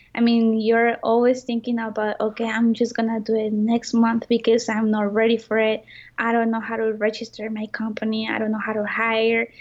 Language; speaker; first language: English; non-native, fluent; Spanish